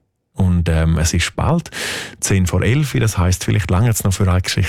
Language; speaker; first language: German; native; German